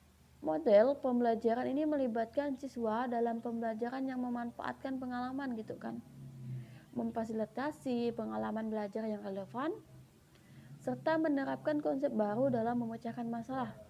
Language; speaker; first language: Indonesian; native; Indonesian